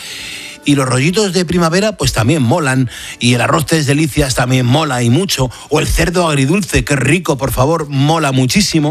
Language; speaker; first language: Spanish; native; Spanish